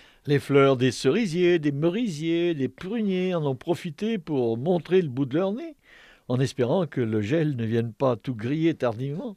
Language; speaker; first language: French; native; French